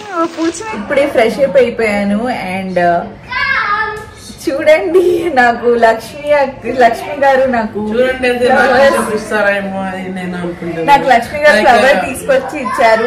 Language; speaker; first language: Telugu; non-native, local second language; Urdu